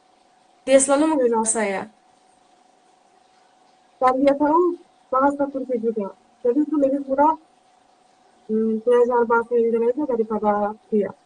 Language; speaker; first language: Indonesian; non-native, learner; Turkish